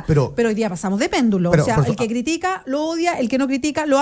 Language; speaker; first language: Spanish; native; Spanish